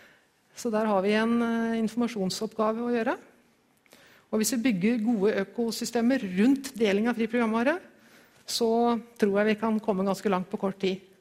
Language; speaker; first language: Norwegian; native; Norwegian